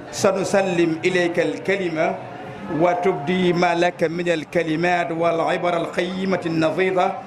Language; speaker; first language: Arabic; non-native, fluent; Wolof